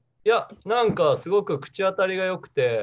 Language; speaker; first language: Japanese; native; Japanese